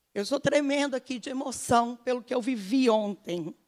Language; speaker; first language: Portuguese; native; Portuguese